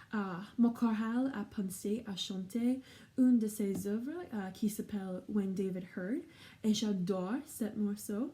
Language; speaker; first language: French; non-native, learner; English